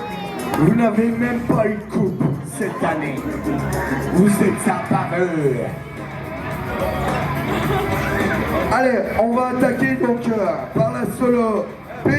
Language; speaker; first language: French; native; French